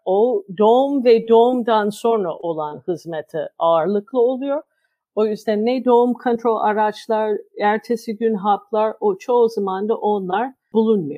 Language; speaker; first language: Turkish; non-native, fluent; English